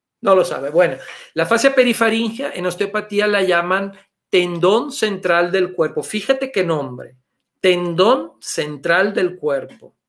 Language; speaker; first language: Spanish; non-native, fluent; Italian